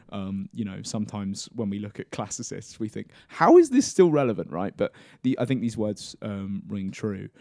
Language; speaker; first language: English; native; English